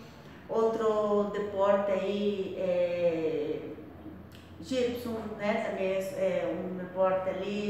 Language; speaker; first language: Spanish; non-native, fluent; Portuguese